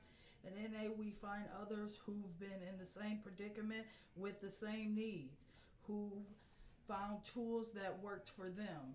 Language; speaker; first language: English; native; English